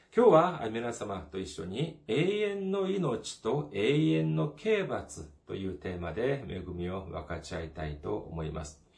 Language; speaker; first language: Japanese; non-native, fluent; Korean